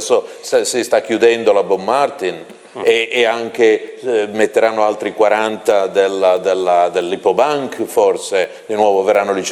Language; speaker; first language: Italian; native; Italian